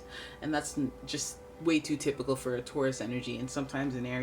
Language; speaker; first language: English; native; English